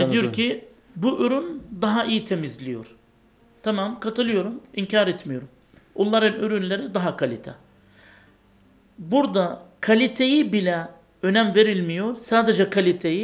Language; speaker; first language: Turkish; non-native, fluent; Arabic